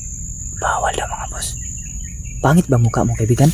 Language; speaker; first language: Filipino; non-native, local second language; Cebuano